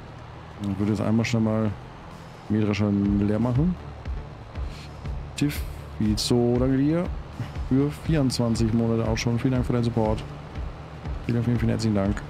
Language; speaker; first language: German; native; German